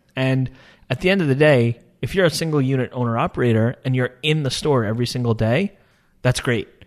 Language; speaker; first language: English; early bilingual, other home language; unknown